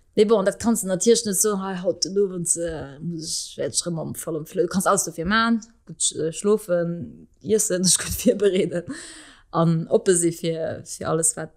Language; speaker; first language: Luxembourgish; early bilingual, other home language; French